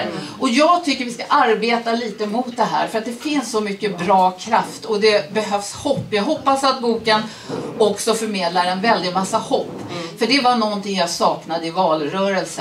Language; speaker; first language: Swedish; native; Swedish